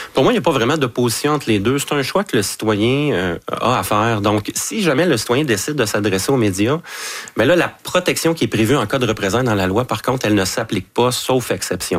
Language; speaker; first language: French; native; French